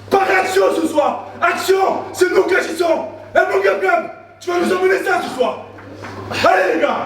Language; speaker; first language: French; native; French